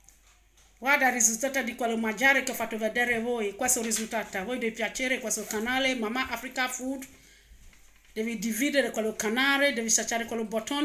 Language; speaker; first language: Italian; non-native, learner; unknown